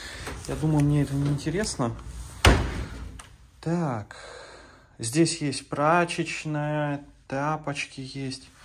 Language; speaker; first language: Russian; native; Russian